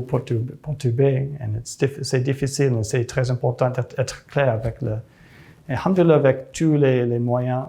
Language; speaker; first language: French; non-native, learner; English